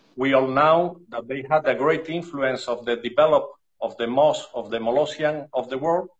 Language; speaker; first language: English; non-native, learner; Spanish